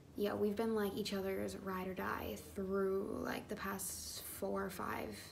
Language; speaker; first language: English; native; English